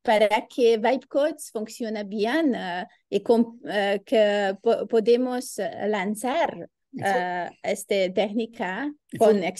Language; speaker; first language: Spanish; non-native, learner; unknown